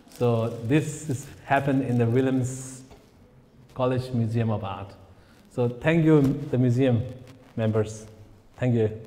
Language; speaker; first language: English; non-native, fluent; Tibetan